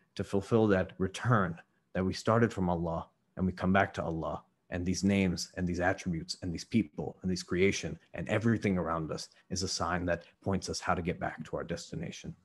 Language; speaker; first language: English; native; English